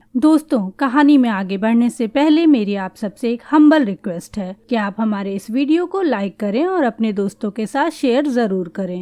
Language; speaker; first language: Hindi; native; Hindi